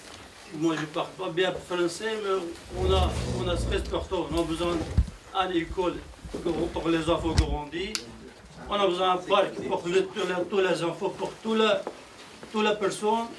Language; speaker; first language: French; non-native, learner; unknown